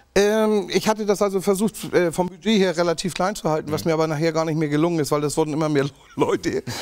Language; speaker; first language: German; native; German